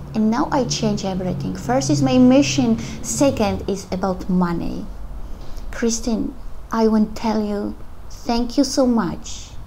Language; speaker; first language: English; non-native, learner; Polish